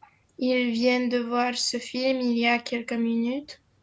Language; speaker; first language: French; non-native, learner; Romanian